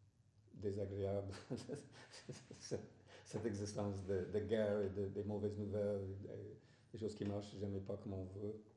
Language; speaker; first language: French; non-native, fluent; English